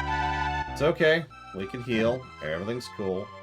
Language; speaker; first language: English; native; English